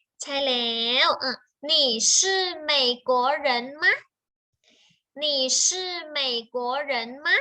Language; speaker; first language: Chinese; non-native, fluent; Thai